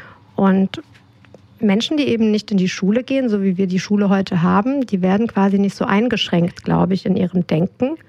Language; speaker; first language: German; native; German